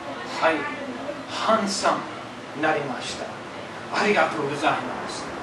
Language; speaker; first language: Japanese; non-native, learner; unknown